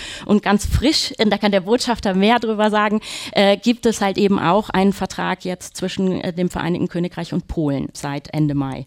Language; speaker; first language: German; native; German